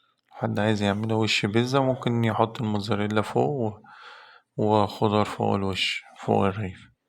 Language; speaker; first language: Arabic; native; Arabic